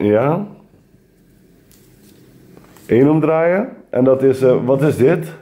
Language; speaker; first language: Dutch; native; Dutch